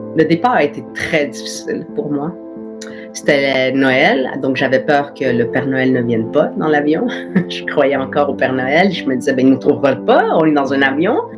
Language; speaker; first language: French; early bilingual, other home language; Spanish